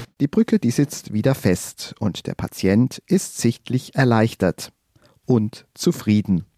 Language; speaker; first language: German; native; German